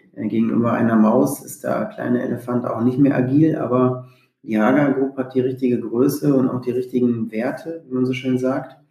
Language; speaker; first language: German; native; German